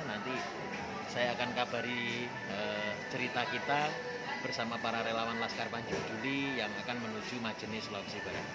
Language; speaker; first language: Indonesian; native; Indonesian